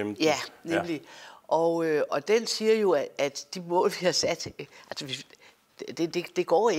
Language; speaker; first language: Danish; native; Danish